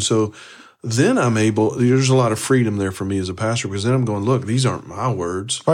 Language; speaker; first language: English; native; English